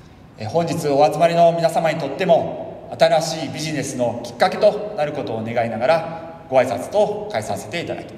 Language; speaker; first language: Japanese; native; Japanese